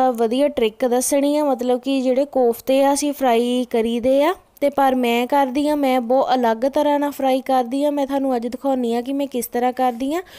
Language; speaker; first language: Punjabi; native; Punjabi